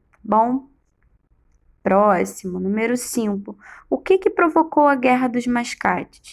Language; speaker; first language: Portuguese; native; Portuguese